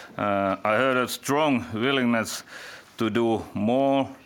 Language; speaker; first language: English; non-native, fluent; Finnish